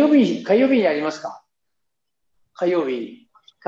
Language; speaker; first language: Japanese; native; Japanese